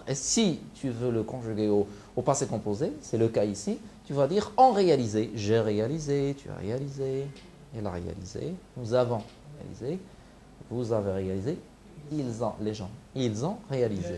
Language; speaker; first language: French; non-native, local second language; Arabic